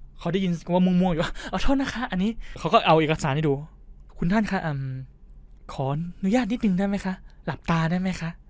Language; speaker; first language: Thai; native; Thai